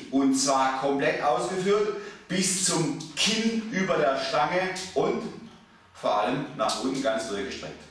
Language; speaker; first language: German; native; German